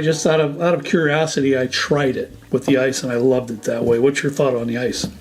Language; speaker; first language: English; native; English